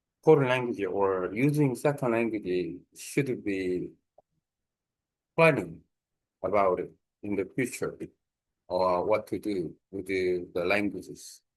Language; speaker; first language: English; non-native, learner; Korean